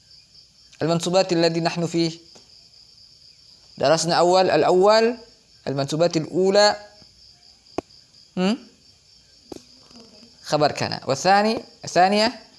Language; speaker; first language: Arabic; non-native, fluent; Indonesian